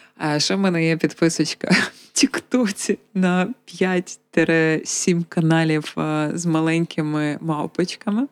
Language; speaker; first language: Ukrainian; native; Ukrainian